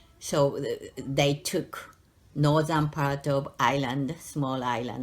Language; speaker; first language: English; non-native, learner; Japanese